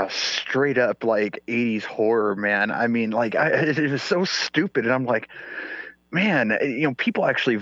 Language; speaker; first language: English; non-native, fluent; Swedish